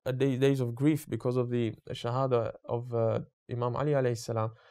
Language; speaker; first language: English; native; English